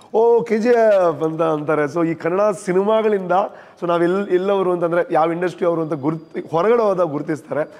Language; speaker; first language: Kannada; non-native, local second language; Tulu